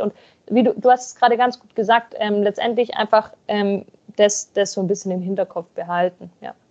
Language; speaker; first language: German; native; German